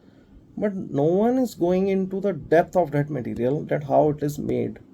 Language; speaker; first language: English; non-native, local second language; Hindi